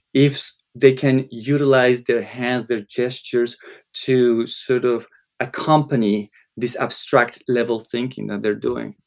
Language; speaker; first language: English; non-native, fluent; Spanish